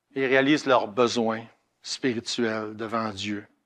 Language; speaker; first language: French; native; French